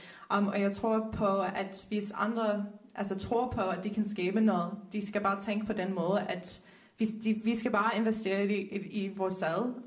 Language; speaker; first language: Danish; non-native, fluent; Dutch